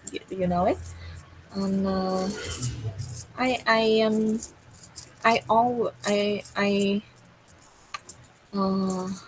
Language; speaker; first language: English; non-native, learner; Vietnamese